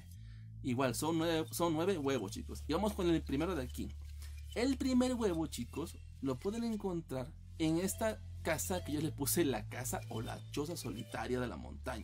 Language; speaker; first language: Spanish; native; Spanish